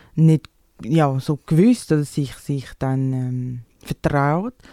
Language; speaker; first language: German; non-native, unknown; Portuguese